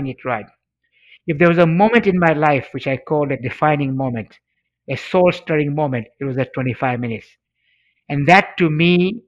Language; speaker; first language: English; non-native, local second language; Swahili